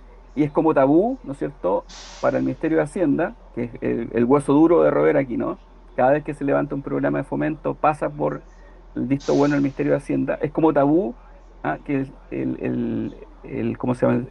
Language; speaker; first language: Spanish; native; Spanish